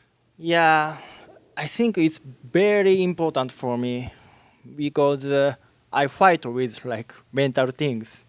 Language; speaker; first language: English; non-native, learner; Japanese